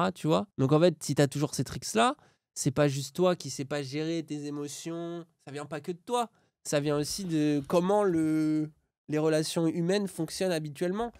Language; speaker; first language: French; native; French